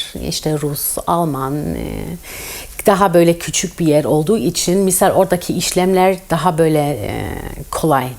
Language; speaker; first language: Turkish; early bilingual, heritage; Turkish